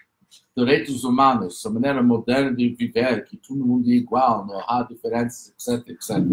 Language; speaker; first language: Portuguese; non-native, fluent; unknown